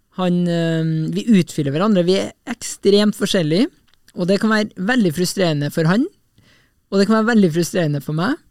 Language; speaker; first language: Norwegian; native; Norwegian